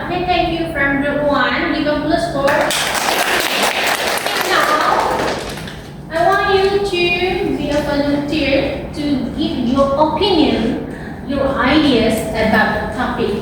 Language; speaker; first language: English; non-native, learner; Indonesian